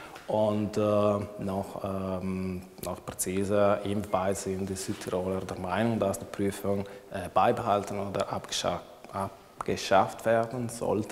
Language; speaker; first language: German; non-native, local second language; Italian